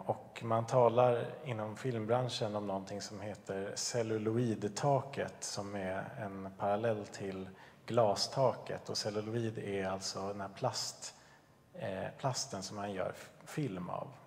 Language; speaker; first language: Swedish; native; Swedish